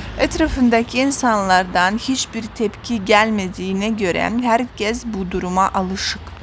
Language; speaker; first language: Turkish; non-native, fluent; Russian